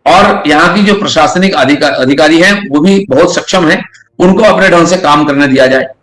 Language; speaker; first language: Hindi; non-native, local second language; Bangla